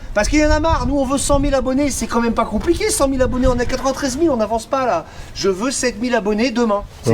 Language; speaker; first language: French; native; French